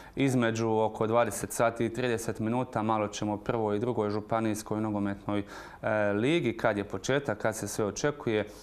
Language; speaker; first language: Croatian; native; Croatian